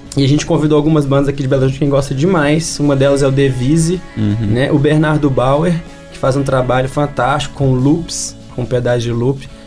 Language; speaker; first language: Portuguese; native; Portuguese